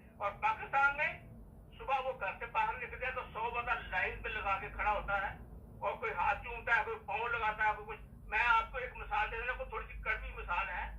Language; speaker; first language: Urdu; non-native, local second language; Punjabi